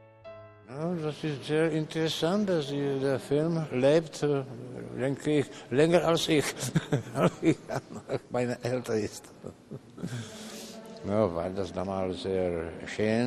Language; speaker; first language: German; non-native, learner; Czech